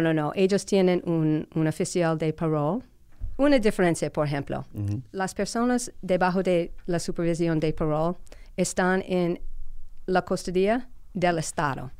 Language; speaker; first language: Spanish; non-native, fluent; English